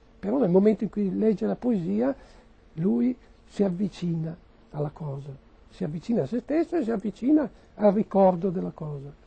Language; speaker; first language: Italian; native; Italian